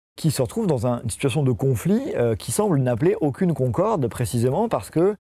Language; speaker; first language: French; native; French